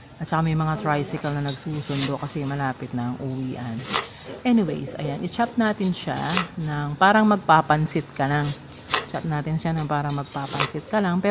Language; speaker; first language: Filipino; non-native, local second language; Pampanga